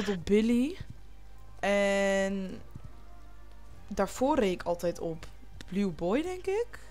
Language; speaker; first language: Dutch; native; Dutch